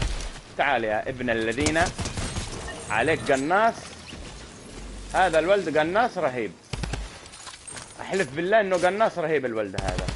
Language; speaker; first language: Arabic; native; Arabic